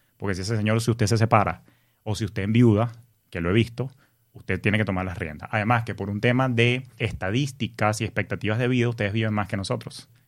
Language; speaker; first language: Spanish; native; Spanish